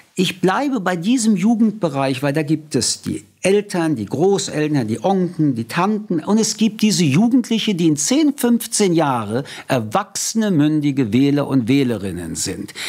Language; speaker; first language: German; early bilingual, other home language; French